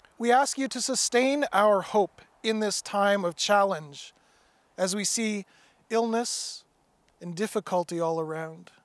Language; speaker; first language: English; native; English